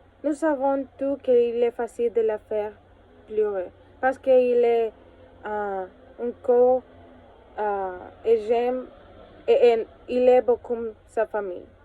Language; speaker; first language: French; non-native, learner; Spanish